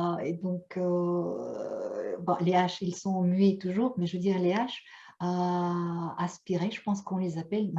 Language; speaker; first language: French; non-native, fluent; Russian